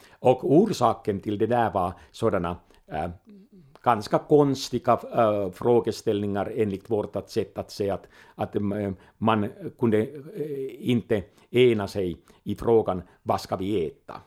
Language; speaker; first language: Swedish; non-native, local second language; Finnish